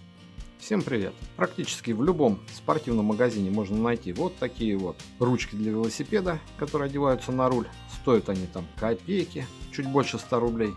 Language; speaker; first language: Russian; native; Russian